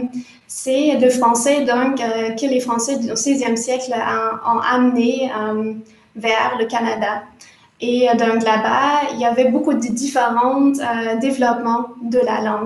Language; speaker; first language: French; non-native, fluent; German